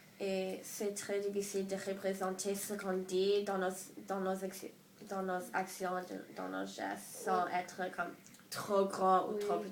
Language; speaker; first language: French; non-native, learner; English